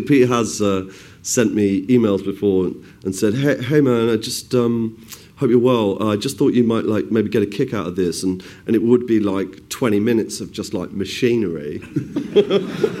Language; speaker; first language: English; native; English